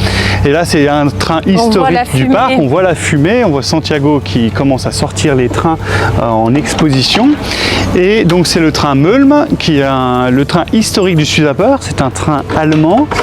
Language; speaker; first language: French; native; French